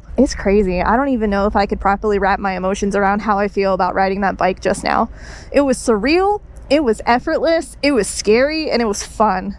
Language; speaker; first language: English; native; English